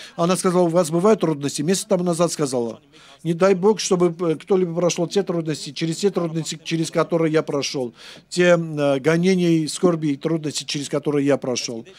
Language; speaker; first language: Russian; non-native, local second language; Armenian